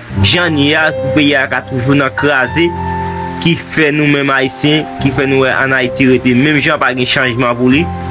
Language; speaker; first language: Haitian Creole; native; Haitian Creole